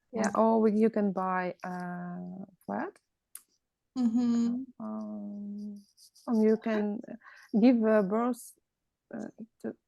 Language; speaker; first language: English; non-native, learner; Russian